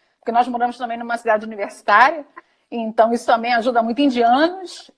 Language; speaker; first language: Portuguese; native; Portuguese